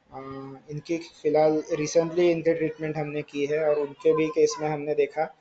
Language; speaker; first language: Hindi; non-native, local second language; Marathi